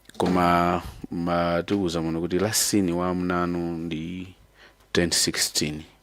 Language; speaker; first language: Nyanja; native; Nyanja